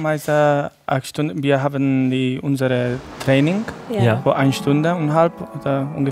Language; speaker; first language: German; non-native, learner; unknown